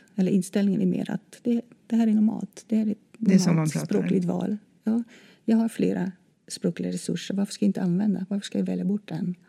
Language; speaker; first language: Swedish; non-native, fluent; Dutch